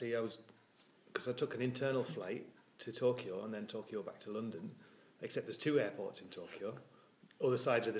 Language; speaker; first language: English; native; English